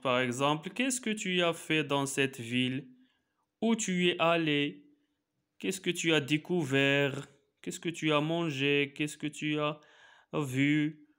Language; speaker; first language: French; non-native, local second language; Arabic